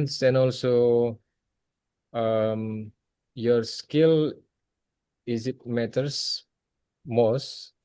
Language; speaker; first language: English; non-native, fluent; Indonesian